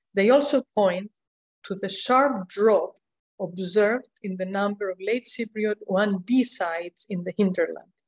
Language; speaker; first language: English; non-native, fluent; Greek